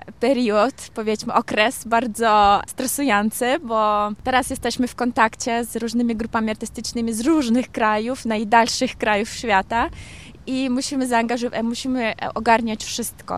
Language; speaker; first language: Polish; non-native, learner; Kazakh